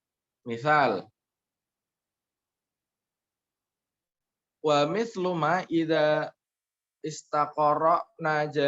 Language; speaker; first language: Arabic; non-native, learner; Indonesian